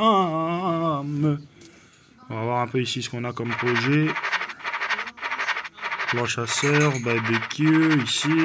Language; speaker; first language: French; native; French